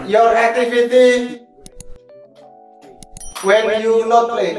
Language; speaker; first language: English; non-native, learner; Indonesian